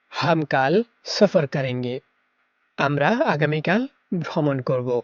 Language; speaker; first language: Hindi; non-native, learner; Bangla